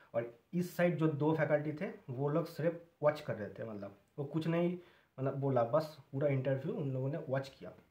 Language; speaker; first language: Hindi; non-native, local second language; Bangla